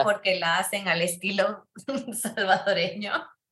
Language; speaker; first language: Spanish; early bilingual, heritage; Spanish